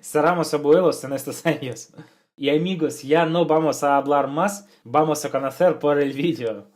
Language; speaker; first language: Spanish; non-native, fluent; Russian